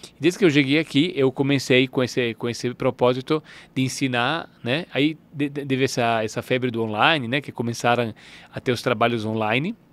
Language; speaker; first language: Portuguese; non-native, fluent; Italian